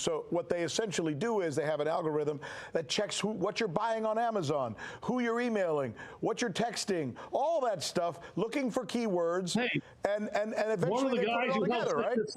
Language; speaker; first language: English; native; English